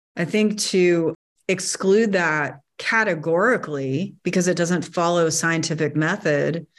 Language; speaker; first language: English; native; English